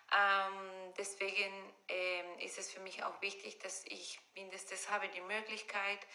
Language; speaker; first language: German; non-native, fluent; Spanish